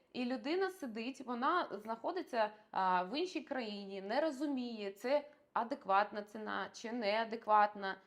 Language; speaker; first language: Ukrainian; non-native, local second language; Russian